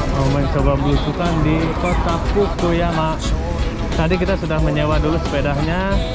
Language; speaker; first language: Indonesian; non-native, local second language; Sundanese